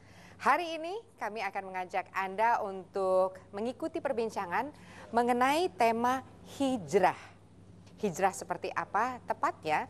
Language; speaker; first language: Indonesian; native; Indonesian